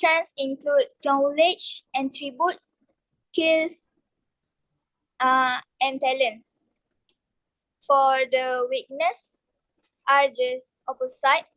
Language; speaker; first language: English; non-native, local second language; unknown